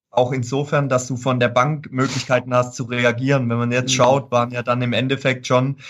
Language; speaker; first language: German; native; German